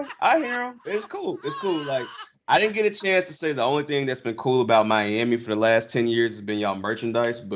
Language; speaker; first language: English; native; English